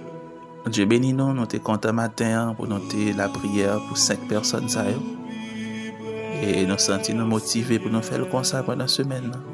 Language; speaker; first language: French; non-native, learner; Haitian Creole